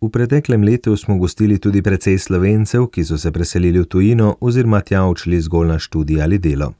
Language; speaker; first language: Slovenian; native; Slovenian